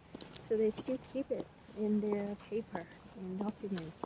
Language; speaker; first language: English; non-native, fluent; Vietnamese